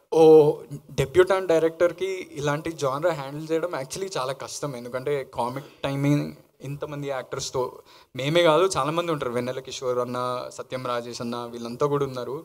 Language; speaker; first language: Telugu; native; Telugu